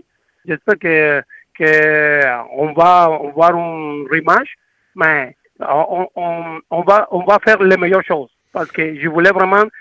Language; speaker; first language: French; non-native, learner; Spanish